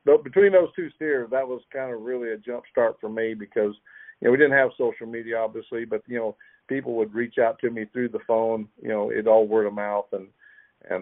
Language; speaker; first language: English; native; English